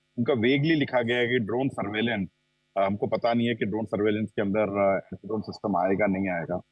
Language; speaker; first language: Hindi; non-native, local second language; Telugu